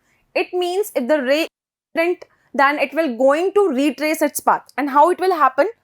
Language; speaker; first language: English; non-native, local second language; Hindi